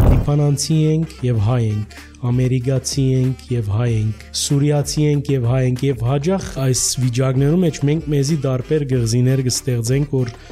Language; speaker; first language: Armenian; early bilingual, heritage; Armenian